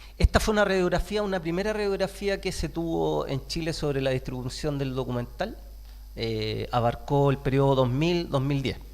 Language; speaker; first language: Spanish; native; Spanish